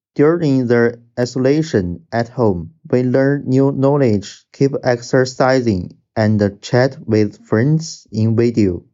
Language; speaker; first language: English; non-native, fluent; Chinese